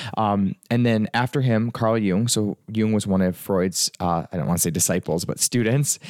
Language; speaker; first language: English; early bilingual, other home language; Italian